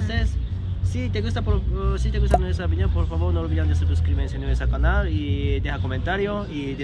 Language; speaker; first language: Spanish; non-native, learner; Japanese